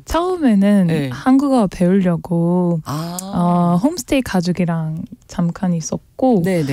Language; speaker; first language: Korean; non-native, learner; French